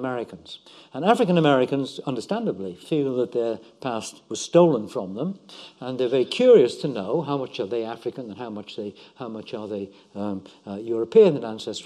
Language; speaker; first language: English; native; English